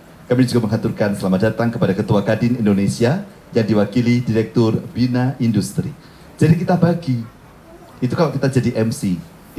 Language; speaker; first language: Indonesian; native; Indonesian